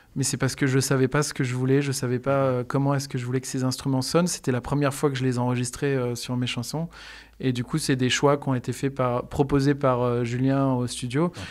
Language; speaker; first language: French; native; French